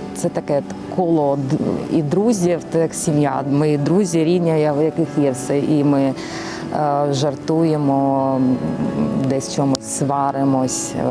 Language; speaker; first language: Ukrainian; native; Ukrainian